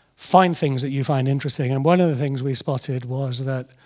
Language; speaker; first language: English; native; English